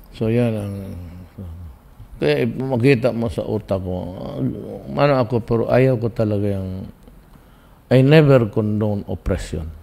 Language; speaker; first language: Filipino; non-native, local second language; Cebuano